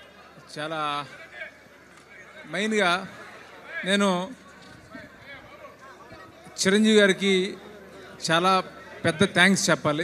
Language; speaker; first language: Telugu; native; Telugu